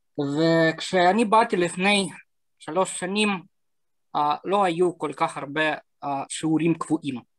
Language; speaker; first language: Hebrew; non-native, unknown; Russian